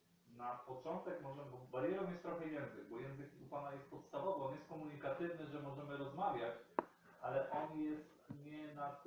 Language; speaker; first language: Polish; native; Polish